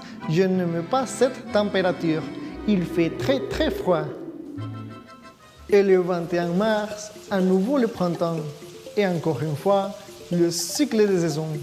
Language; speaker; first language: French; non-native, fluent; Spanish